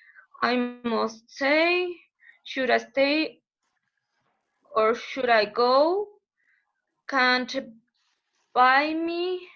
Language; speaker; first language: English; non-native, learner; Spanish